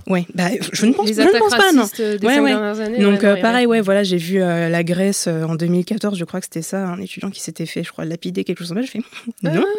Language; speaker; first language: French; native; French